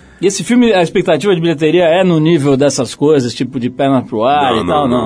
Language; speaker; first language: Portuguese; native; Portuguese